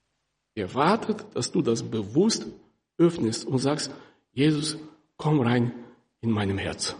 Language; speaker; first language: German; non-native, fluent; Russian